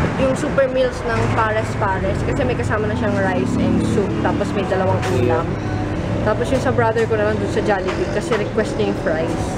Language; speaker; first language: Filipino; early bilingual, heritage; Filipino